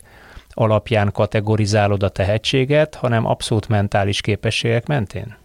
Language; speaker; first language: Hungarian; native; Hungarian